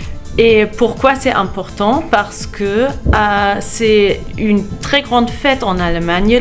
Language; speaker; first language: French; non-native, fluent; German